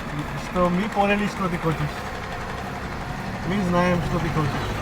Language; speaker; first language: Russian; non-native, learner; Hindi